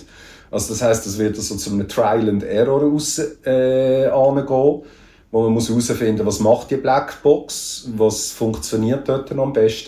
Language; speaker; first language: German; native; German